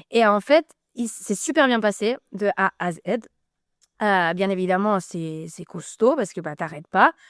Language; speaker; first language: French; non-native, fluent; Spanish